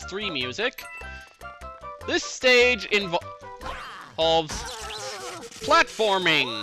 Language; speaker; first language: English; native; English